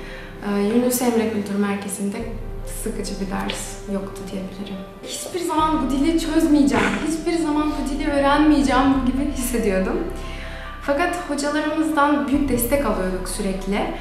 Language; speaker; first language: Turkish; non-native, fluent; Macedonian